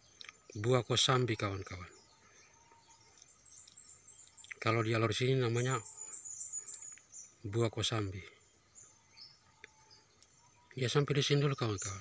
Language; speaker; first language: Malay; non-native, local second language; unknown